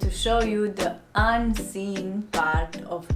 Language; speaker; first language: English; non-native, learner; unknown